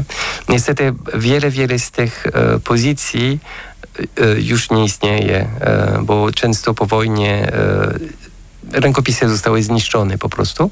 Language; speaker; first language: Polish; non-native, fluent; French